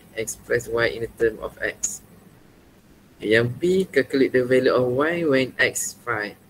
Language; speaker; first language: English; non-native, local second language; Malay